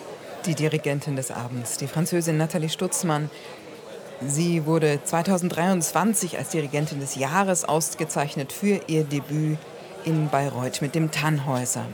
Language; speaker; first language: German; native; German